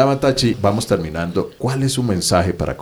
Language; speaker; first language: Spanish; native; Spanish